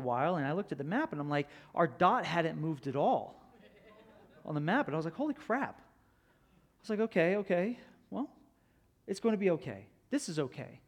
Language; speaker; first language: English; native; English